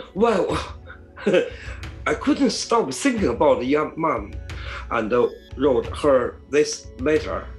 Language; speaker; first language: English; non-native, learner; Chinese